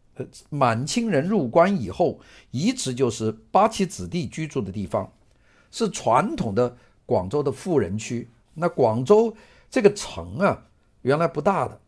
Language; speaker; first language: Chinese; non-native, local second language; Cantonese